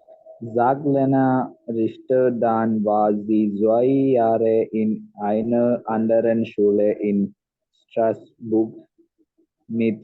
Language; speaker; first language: German; non-native, learner; Malayalam